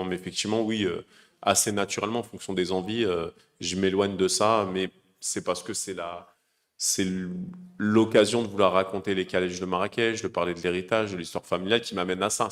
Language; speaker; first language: French; native; French